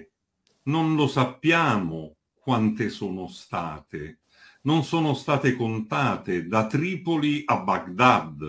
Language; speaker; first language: Italian; native; Italian